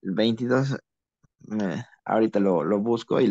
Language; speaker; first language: Spanish; native; Spanish